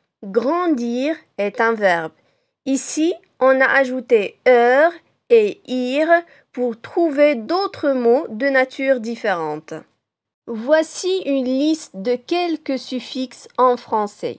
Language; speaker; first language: French; non-native, local second language; Arabic